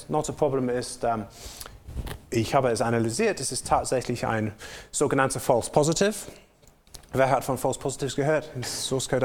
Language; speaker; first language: German; non-native, fluent; English